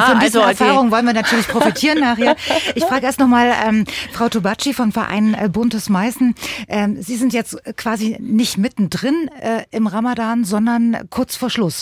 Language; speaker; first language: German; native; German